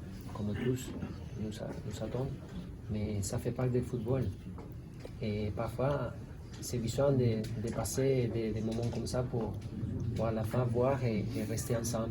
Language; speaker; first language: French; non-native, learner; Spanish